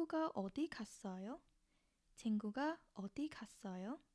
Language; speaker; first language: Korean; non-native, learner; English